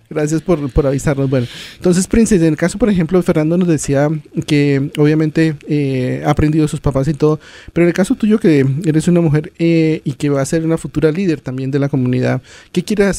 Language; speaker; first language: Spanish; native; Spanish